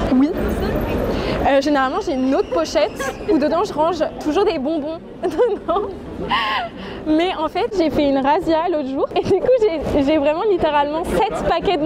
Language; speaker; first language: French; native; French